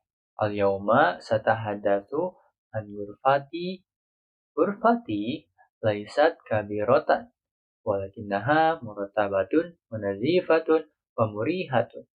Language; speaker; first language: Arabic; non-native, learner; Indonesian